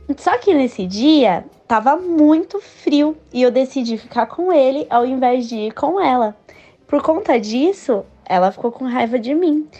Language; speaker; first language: Portuguese; native; Portuguese